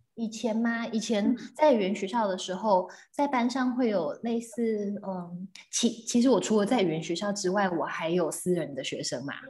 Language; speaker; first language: Chinese; native; Chinese